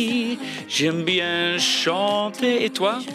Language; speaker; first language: French; non-native, learner; English